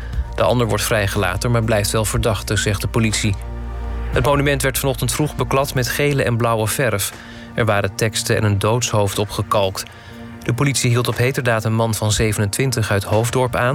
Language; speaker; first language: Dutch; native; Dutch